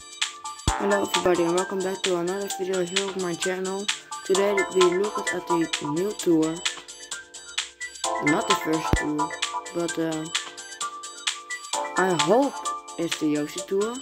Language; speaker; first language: English; non-native, learner; Dutch